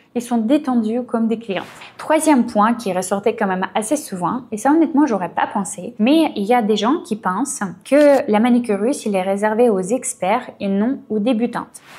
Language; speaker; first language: French; non-native, fluent; Russian